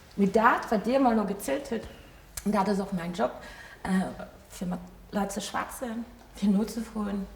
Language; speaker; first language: Luxembourgish; early bilingual, other home language; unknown